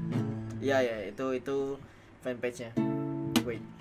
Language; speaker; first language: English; non-native, fluent; Indonesian